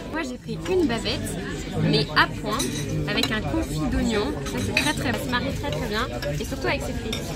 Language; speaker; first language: French; early bilingual, other home language; Romanian